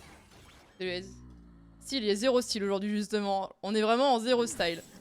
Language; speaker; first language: French; native; French